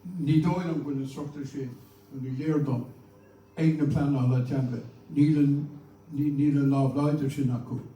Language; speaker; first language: Irish; native; Irish